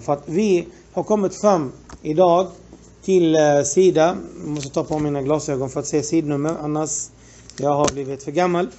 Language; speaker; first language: Swedish; non-native, fluent; Arabic